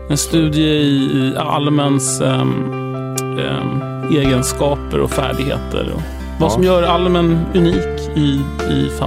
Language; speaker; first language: Swedish; native; Swedish